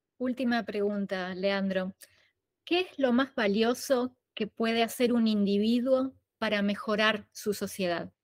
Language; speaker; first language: Spanish; native; Spanish